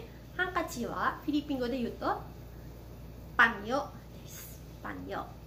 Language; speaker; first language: Japanese; non-native, fluent; Filipino